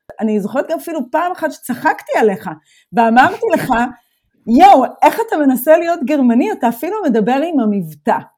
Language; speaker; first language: Hebrew; native; Hebrew